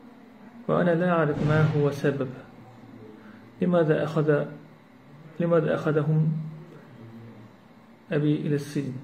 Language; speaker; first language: Arabic; non-native, learner; Uyghur